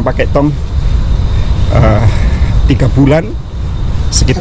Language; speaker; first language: Indonesian; native; Indonesian